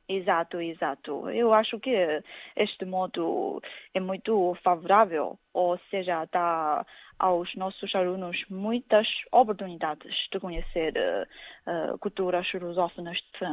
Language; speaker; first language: Portuguese; non-native, fluent; Chinese